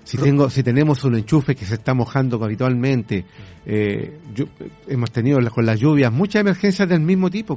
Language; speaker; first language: Spanish; native; Spanish